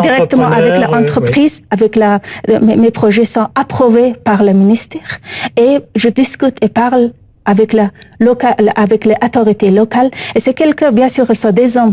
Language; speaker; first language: French; non-native, learner; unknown